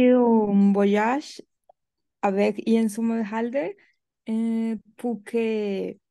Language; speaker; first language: French; non-native, learner; Spanish